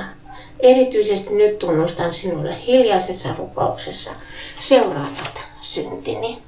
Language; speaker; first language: Finnish; native; Finnish